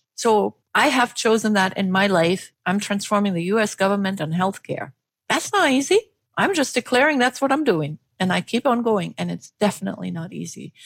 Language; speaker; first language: English; non-native, fluent; German